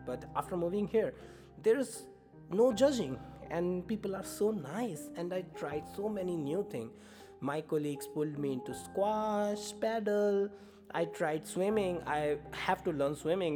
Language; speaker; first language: English; non-native, local second language; Hindi